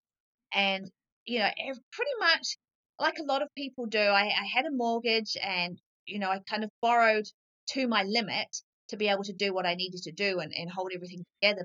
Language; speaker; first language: English; native; English